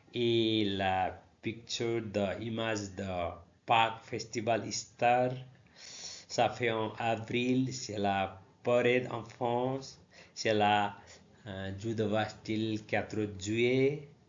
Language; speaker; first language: French; non-native, learner; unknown